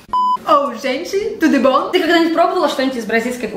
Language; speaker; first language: Russian; native; Russian